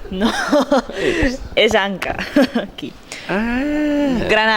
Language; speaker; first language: Spanish; non-native, learner; Portuguese